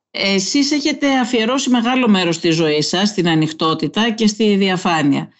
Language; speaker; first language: Greek; native; Greek